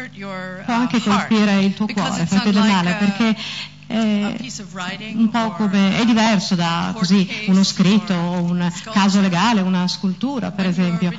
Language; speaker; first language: Italian; native; Italian